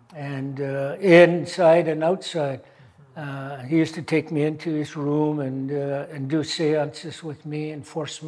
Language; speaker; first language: English; native; English